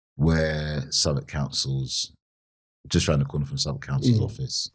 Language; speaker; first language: English; native; English